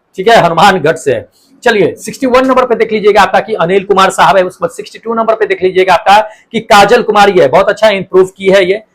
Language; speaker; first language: Hindi; native; Hindi